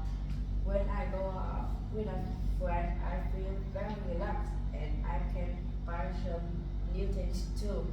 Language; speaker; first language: English; non-native, learner; Vietnamese